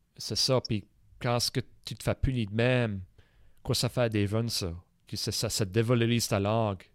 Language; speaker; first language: French; non-native, local second language; English